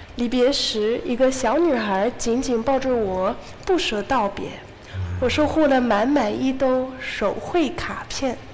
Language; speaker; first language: Chinese; non-native, fluent; English